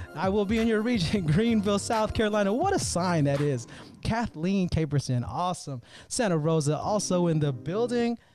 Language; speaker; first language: English; native; English